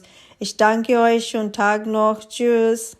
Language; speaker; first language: German; non-native, learner; Urdu